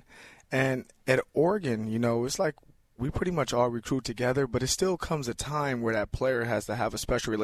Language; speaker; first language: English; native; English